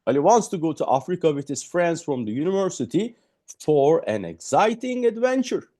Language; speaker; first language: English; non-native, fluent; Turkish